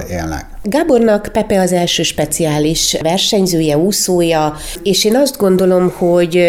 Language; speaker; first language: Hungarian; native; Hungarian